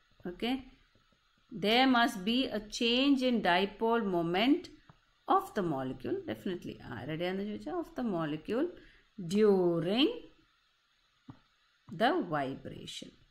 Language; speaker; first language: English; non-native, local second language; Malayalam